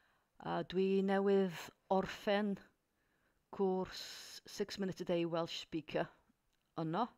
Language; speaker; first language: Welsh; non-native, learner; English